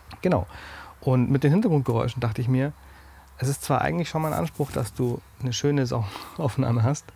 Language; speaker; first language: German; native; German